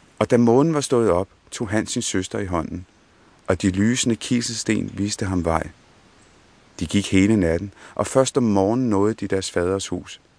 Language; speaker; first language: Danish; early bilingual, other home language; Punjabi